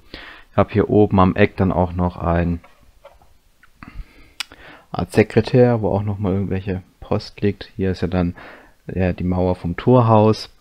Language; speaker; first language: German; native; German